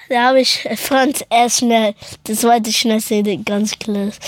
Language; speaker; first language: German; early bilingual, other home language; Persian